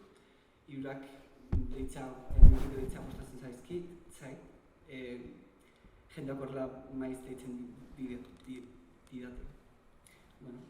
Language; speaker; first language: Basque; early bilingual, other home language; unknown